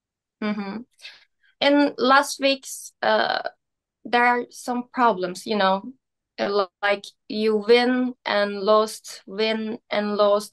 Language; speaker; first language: English; non-native, learner; Turkish